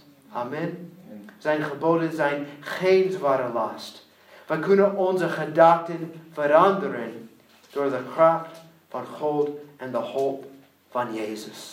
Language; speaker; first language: Dutch; non-native, learner; English